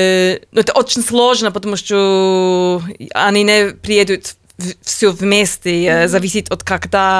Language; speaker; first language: Russian; non-native, learner; English